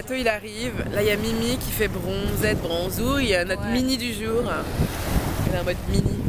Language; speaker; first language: French; native; French